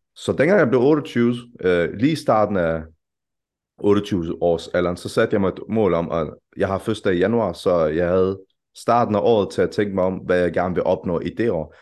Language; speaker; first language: Danish; early bilingual, other home language; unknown